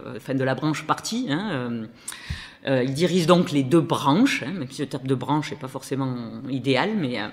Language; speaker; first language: French; native; French